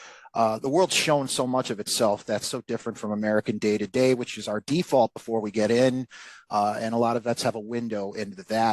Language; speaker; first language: English; native; English